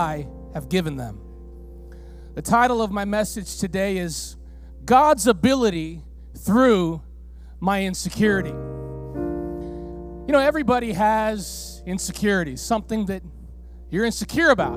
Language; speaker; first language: English; early bilingual, other home language; Spanish